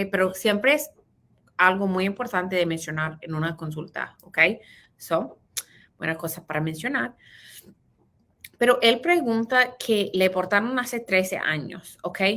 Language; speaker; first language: Spanish; early bilingual, heritage; Spanish